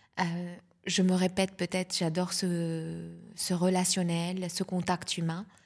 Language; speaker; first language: French; non-native, local second language; Arabic